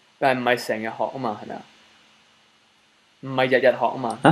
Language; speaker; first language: Cantonese; native; Cantonese